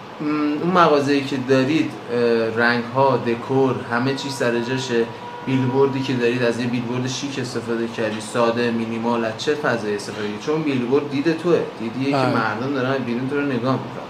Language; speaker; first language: Persian; native; Persian